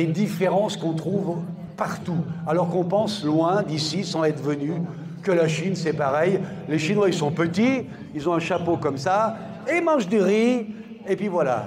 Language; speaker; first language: French; native; French